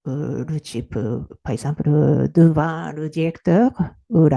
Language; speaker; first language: French; non-native, fluent; Japanese